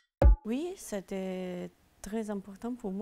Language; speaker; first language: French; non-native, fluent; Italian